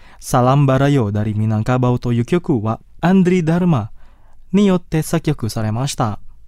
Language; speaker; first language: Japanese; non-native, fluent; Indonesian